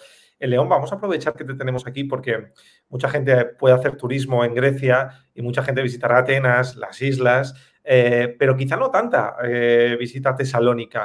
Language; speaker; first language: Spanish; native; Spanish